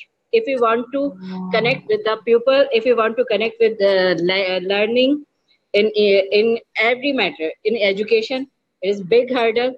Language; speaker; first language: English; non-native, learner; Urdu